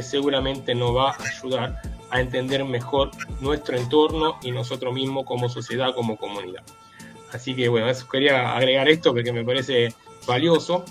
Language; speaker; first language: Spanish; native; Spanish